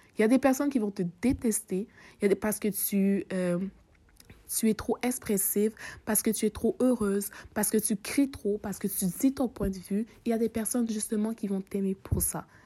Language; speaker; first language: French; early bilingual, other home language; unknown